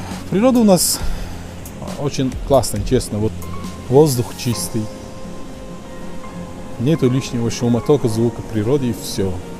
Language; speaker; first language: Russian; non-native, fluent; Tajik